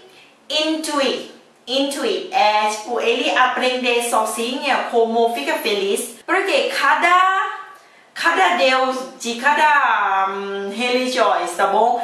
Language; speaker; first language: Portuguese; non-native, fluent; Thai